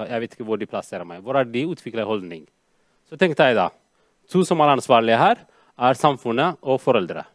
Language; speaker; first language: Norwegian; non-native, fluent; Amharic